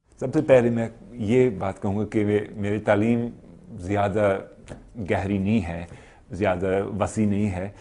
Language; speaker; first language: Urdu; non-native, fluent; English